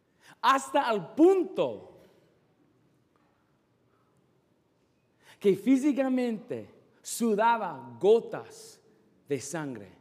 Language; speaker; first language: Spanish; non-native, fluent; English